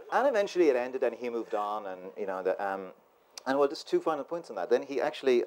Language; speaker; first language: English; native; English